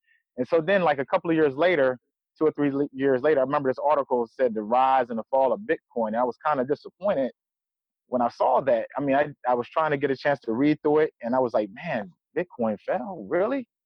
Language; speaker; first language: English; native; English